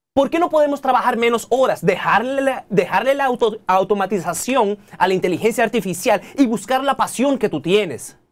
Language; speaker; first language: Spanish; native; Spanish